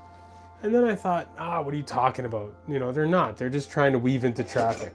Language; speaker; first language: English; native; English